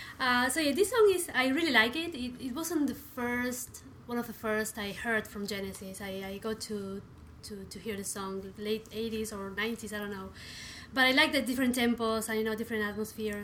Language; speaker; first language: English; non-native, fluent; Spanish